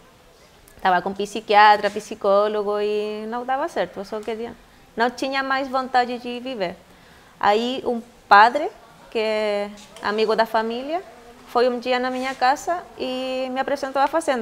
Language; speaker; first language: Portuguese; non-native, fluent; Spanish